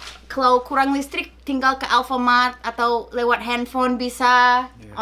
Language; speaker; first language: Indonesian; non-native, fluent; English